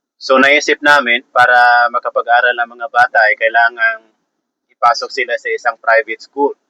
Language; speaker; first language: Filipino; non-native, local second language; Cebuano